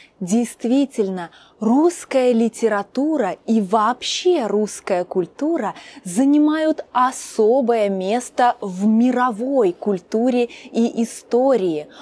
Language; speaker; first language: Russian; native; Russian